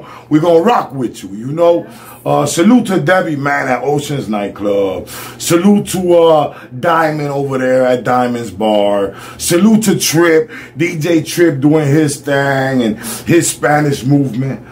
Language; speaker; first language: English; early bilingual, other home language; Spanish